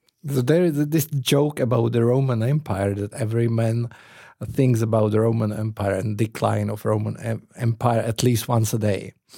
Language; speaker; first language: English; non-native, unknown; Czech